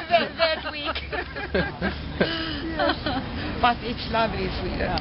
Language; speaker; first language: English; non-native, learner; Swedish